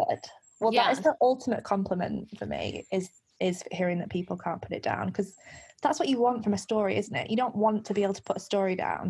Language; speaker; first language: English; native; English